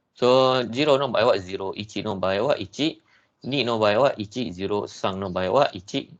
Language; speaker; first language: Japanese; non-native, fluent; Malay